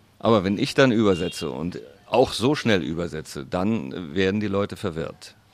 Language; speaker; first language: German; native; German